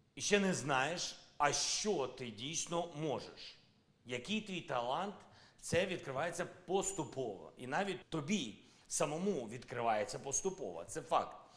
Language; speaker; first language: Ukrainian; non-native, local second language; Russian